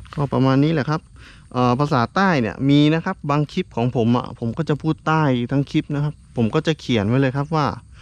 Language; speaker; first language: Thai; native; Thai